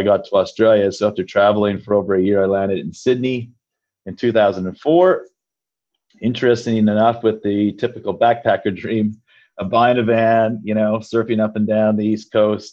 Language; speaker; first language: English; native; English